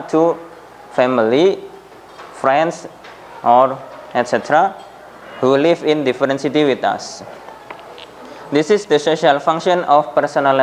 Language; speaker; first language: English; non-native, fluent; Indonesian